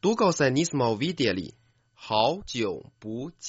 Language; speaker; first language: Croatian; non-native, fluent; Chinese